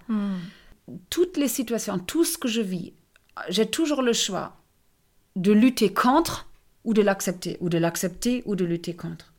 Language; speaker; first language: French; non-native, fluent; German